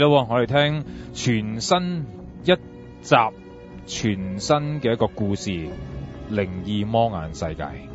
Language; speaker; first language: Cantonese; native; Cantonese